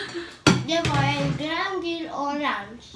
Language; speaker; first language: Swedish; early bilingual, other home language; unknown